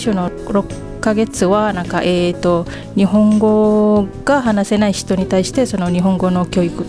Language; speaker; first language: Japanese; non-native, fluent; Malay